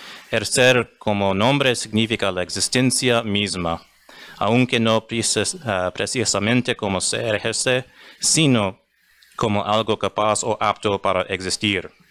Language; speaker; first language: Spanish; non-native, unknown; English